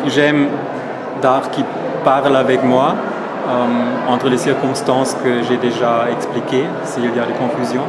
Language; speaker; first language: French; non-native, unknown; German